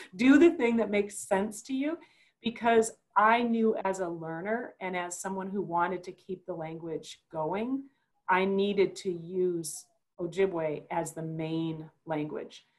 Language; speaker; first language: English; native; English